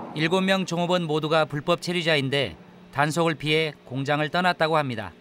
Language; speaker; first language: Korean; native; Korean